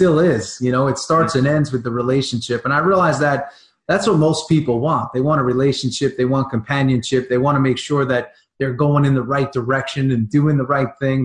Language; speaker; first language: English; native; English